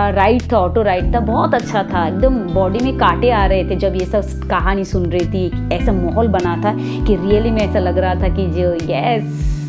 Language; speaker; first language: Hindi; non-native, local second language; Marathi